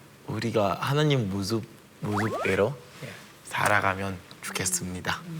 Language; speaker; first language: Korean; non-native, fluent; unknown